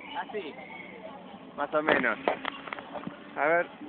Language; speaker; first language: Spanish; native; Spanish